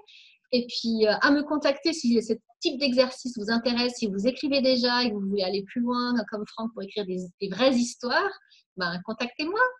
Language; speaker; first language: French; native; French